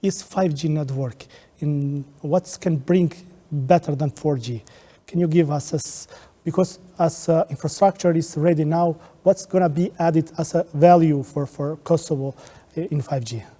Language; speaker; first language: English; non-native, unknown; Albanian